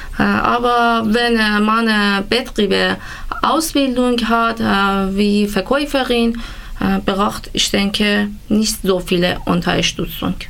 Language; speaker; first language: German; non-native, learner; Persian